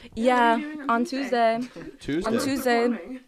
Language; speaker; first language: English; early bilingual, other home language; Portuguese